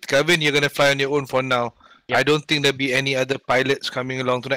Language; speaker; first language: English; non-native, local second language; Malay